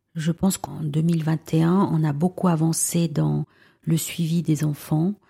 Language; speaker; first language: French; early bilingual, other home language; Spanish